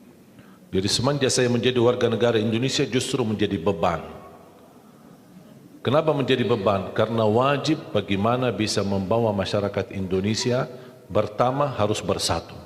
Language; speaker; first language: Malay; non-native, fluent; Arabic